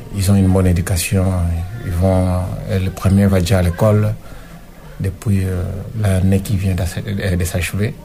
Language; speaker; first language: French; non-native, local second language; Lingala